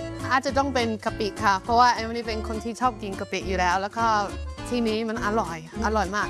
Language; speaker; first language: Thai; non-native, fluent; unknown